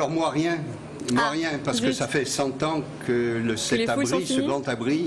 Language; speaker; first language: French; native; French